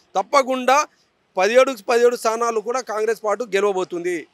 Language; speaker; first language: Telugu; non-native, local second language; Lambadi